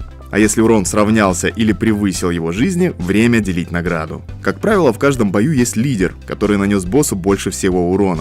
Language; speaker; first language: Russian; native; Russian